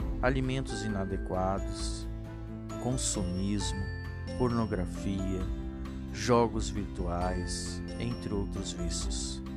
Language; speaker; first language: Portuguese; native; Portuguese